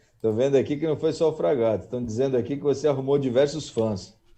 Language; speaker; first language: Portuguese; native; Portuguese